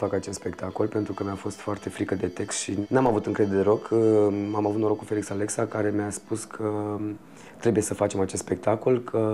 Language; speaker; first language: Romanian; native; Romanian